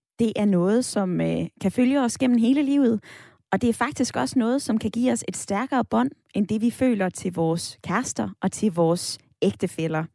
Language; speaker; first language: Danish; native; Danish